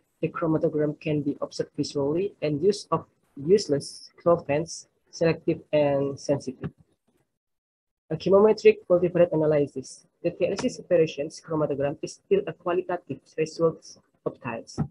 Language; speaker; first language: English; non-native, learner; Indonesian